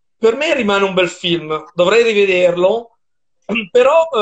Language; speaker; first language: Italian; native; Italian